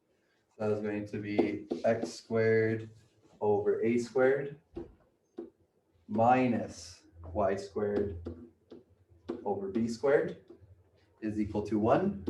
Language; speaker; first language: English; native; English